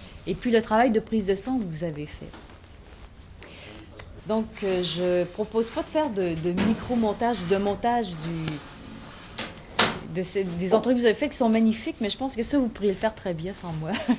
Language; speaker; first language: French; native; French